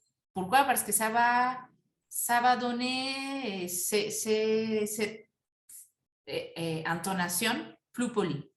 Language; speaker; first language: French; non-native, fluent; Spanish